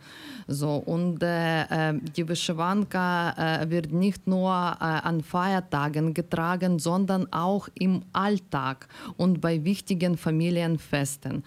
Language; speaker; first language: German; non-native, learner; Ukrainian